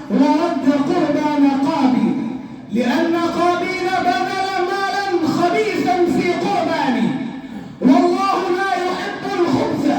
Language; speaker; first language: Arabic; non-native, learner; Urdu